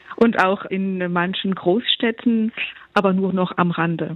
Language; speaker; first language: German; non-native, local second language; French